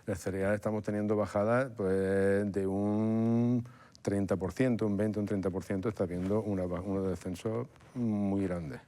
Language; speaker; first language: Spanish; native; Spanish